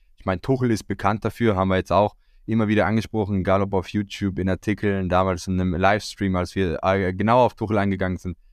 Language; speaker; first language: German; early bilingual, other home language; Croatian